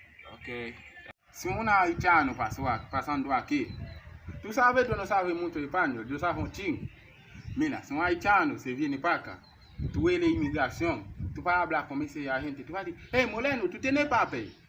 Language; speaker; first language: Spanish; non-native, learner; Haitian Creole